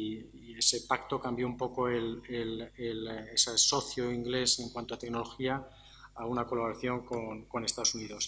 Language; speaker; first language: Spanish; native; Spanish